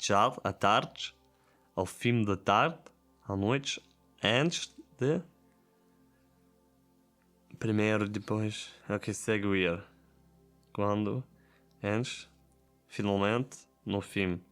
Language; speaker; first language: Portuguese; non-native, learner; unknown